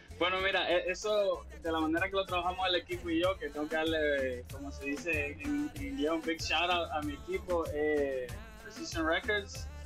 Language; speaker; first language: Spanish; native; Spanish